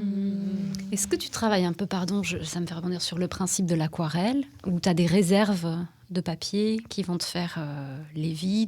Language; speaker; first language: French; native; French